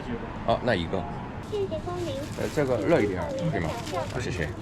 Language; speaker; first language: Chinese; non-native, learner; Korean